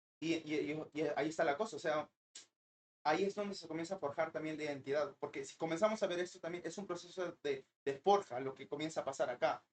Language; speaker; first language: Spanish; early bilingual, heritage; Spanish